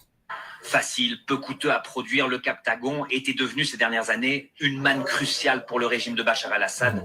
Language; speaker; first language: French; native; French